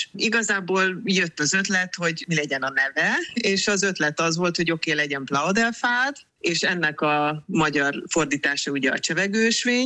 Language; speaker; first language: Hungarian; native; Hungarian